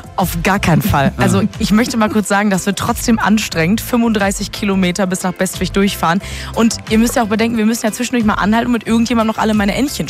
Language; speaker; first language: German; native; German